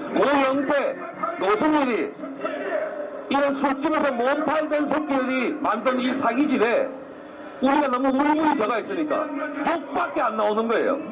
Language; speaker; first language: Korean; native; Korean